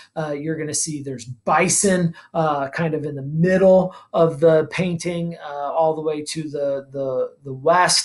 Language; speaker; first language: English; native; English